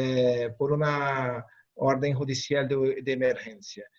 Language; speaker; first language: Spanish; non-native, fluent; Portuguese